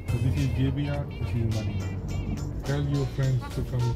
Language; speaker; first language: English; non-native, fluent; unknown